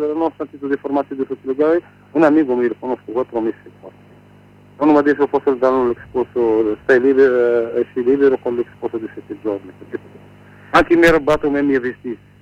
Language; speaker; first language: Italian; non-native, learner; Arabic